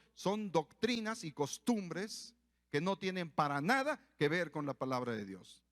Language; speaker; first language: Spanish; native; Spanish